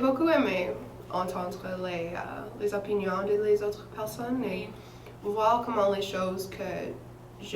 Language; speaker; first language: French; non-native, fluent; English